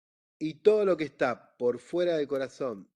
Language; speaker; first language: Spanish; native; Spanish